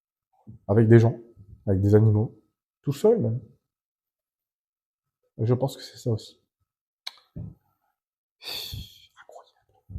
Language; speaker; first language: French; native; French